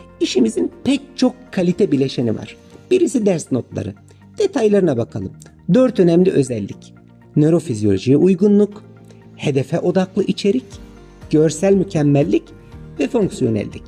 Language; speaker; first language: Turkish; native; Turkish